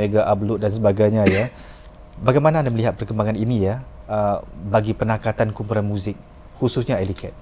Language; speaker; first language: Malay; native; Malay